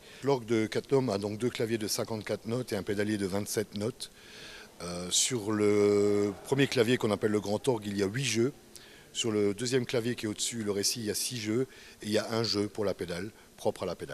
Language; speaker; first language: French; native; French